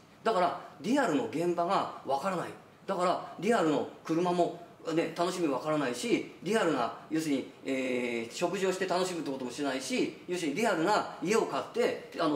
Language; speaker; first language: Japanese; native; Japanese